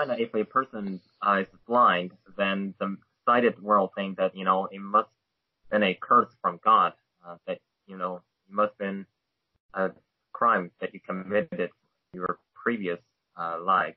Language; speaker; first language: English; non-native, fluent; Chinese